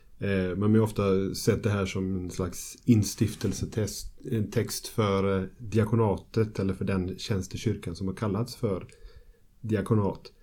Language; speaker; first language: Swedish; native; Swedish